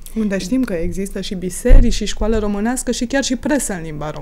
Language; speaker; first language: Romanian; native; Romanian